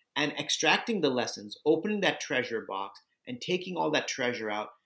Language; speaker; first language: English; native; English